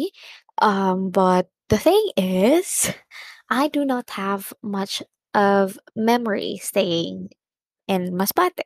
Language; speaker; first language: English; non-native, local second language; Filipino